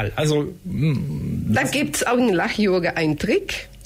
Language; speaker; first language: German; non-native, fluent; Portuguese